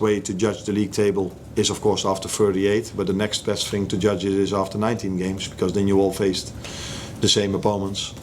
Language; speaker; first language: English; non-native, fluent; Dutch